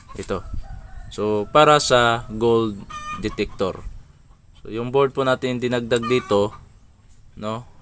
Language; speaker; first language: Filipino; non-native, local second language; Cebuano